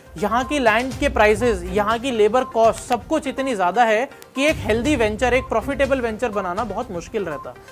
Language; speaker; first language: Hindi; native; Hindi